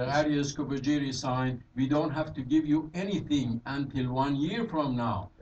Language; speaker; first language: English; non-native, fluent; Persian